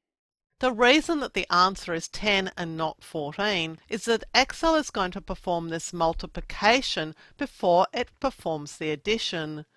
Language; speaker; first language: English; native; English